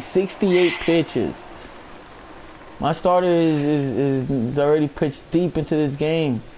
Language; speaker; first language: English; early bilingual, other home language; Spanish